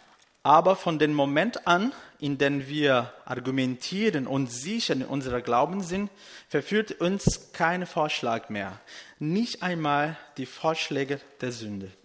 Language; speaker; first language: German; non-native, fluent; Portuguese